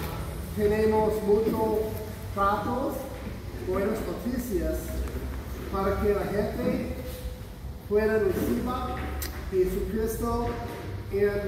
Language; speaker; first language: Spanish; non-native, learner; English